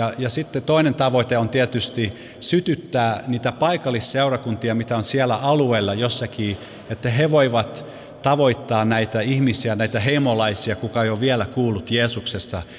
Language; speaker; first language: Finnish; early bilingual, heritage; Finnish